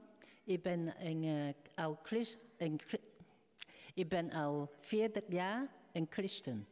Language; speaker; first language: Dutch; non-native, fluent; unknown